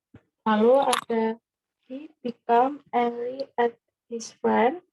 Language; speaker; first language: English; non-native, learner; Indonesian